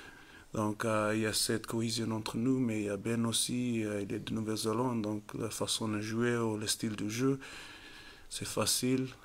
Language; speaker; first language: French; non-native, fluent; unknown